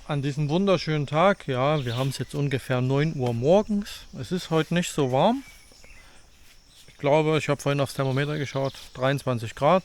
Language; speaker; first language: German; native; German